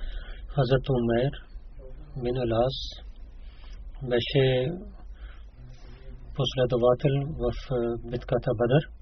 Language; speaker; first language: Bulgarian; non-native, learner; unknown